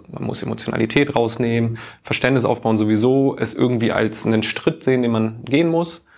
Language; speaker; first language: German; native; German